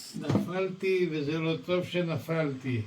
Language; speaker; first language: Hebrew; non-native, fluent; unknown